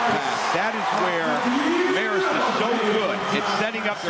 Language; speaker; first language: English; native; English